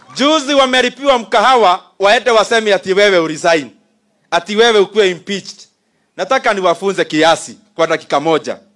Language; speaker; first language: Swahili; non-native, local second language; Kikuyu